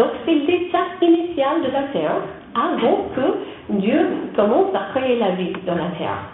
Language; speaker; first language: French; non-native, learner; English